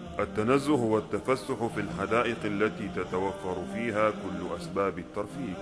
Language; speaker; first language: Arabic; non-native, fluent; Urdu